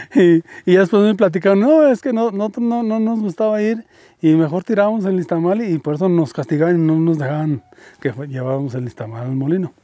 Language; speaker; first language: Spanish; native; Spanish